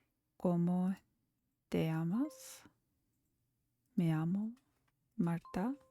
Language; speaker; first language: Spanish; non-native, learner; English